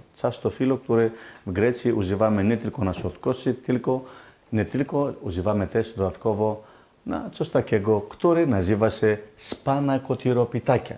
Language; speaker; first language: Polish; non-native, learner; Greek